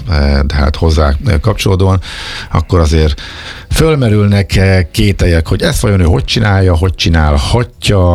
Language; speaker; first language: Hungarian; native; Hungarian